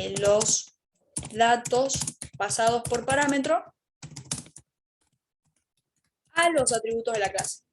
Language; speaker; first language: Spanish; native; Spanish